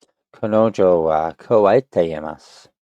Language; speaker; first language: Japanese; non-native, learner; English